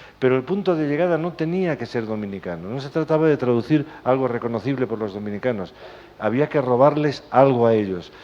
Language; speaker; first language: Spanish; native; Spanish